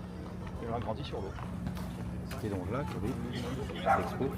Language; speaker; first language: French; native; French